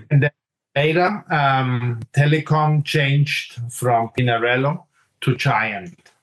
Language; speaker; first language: English; non-native, fluent; German